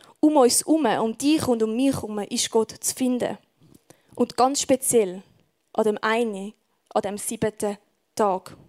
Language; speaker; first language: German; native; German